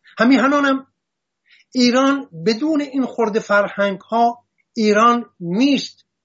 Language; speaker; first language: Persian; non-native, local second language; Assyrian Neo-Aramaic